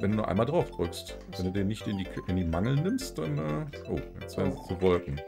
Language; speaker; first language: German; native; German